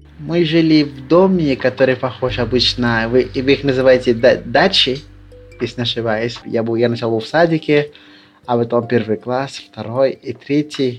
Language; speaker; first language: Russian; early bilingual, other home language; Lingala